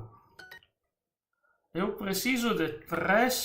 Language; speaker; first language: Portuguese; non-native, learner; Italian